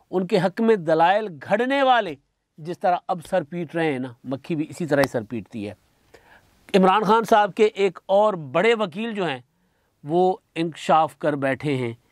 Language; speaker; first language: Urdu; non-native, local second language; Sindhi